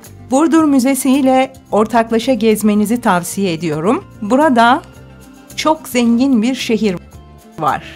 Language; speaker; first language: Turkish; native; Turkish